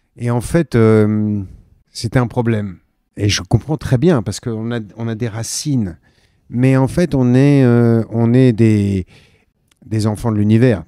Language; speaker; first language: French; native; French